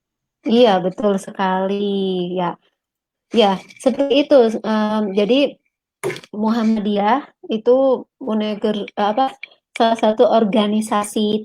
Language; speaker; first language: Indonesian; native; Indonesian